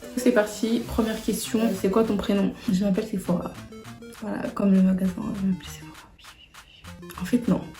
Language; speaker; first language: French; early bilingual, other home language; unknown